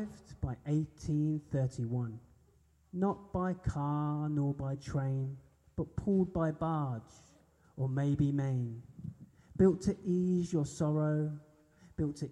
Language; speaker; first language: English; native; English